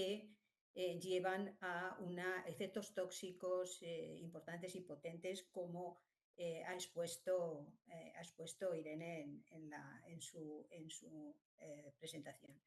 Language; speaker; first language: Spanish; native; Spanish